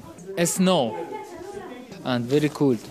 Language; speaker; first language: English; non-native, learner; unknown